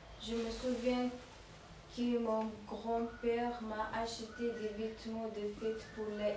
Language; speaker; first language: French; non-native, learner; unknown